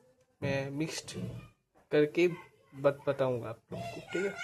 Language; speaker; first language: Hindi; non-native, local second language; Bangla